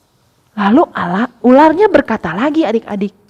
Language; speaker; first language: Indonesian; native; Indonesian